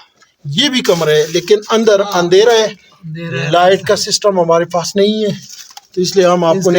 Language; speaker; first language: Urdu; non-native, local second language; Pashto